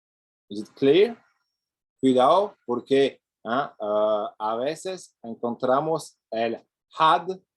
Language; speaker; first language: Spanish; non-native, fluent; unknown